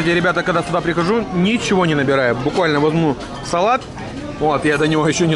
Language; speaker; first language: Russian; native; Russian